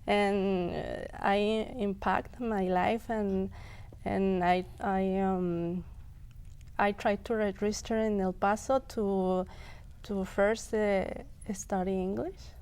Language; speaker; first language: English; non-native, local second language; Spanish